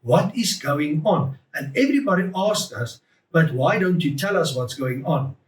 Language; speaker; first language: English; non-native, local second language; Afrikaans